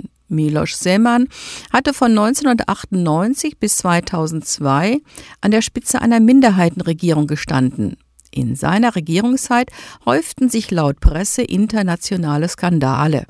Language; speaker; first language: German; native; German